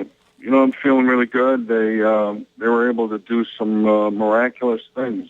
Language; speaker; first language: English; native; English